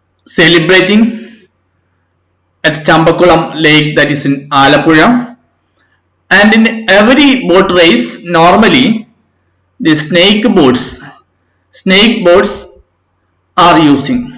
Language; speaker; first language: English; non-native, local second language; Malayalam